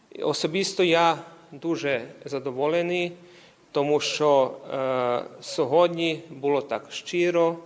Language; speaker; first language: Ukrainian; early bilingual, heritage; Ukrainian